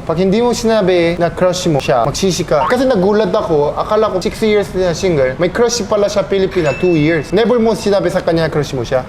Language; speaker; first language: Filipino; non-native, fluent; Korean